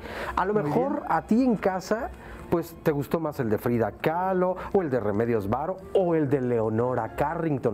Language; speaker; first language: Spanish; native; Spanish